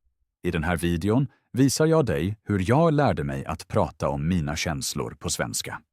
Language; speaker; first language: Swedish; non-native, fluent; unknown